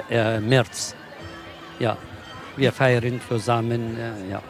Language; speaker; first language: German; non-native, learner; Kurdish